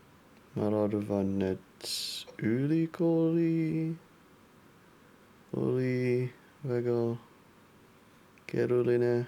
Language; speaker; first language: Estonian; non-native, learner; English